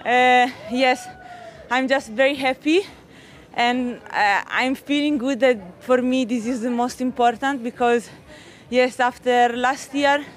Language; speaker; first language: English; non-native, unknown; Italian